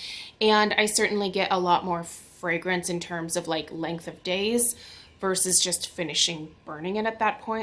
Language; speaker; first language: English; native; English